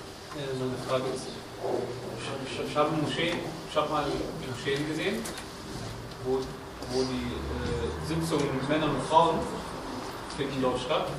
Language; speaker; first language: German; non-native, learner; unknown